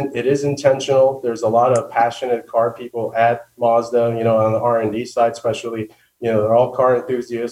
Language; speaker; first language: English; native; English